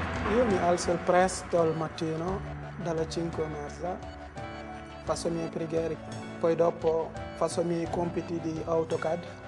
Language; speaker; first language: Italian; non-native, fluent; Wolof